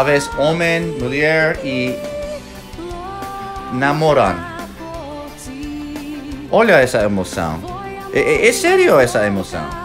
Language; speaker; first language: Portuguese; non-native, fluent; English